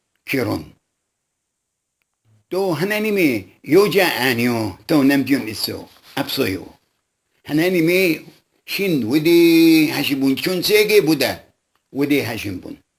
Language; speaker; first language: Korean; non-native, local second language; Arabic